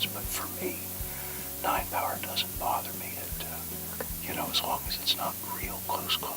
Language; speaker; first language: English; native; English